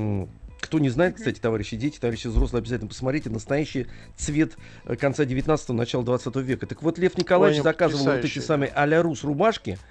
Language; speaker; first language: Russian; native; Russian